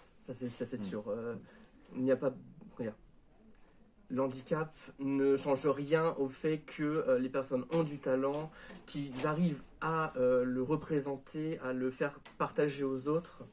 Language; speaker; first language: French; native; French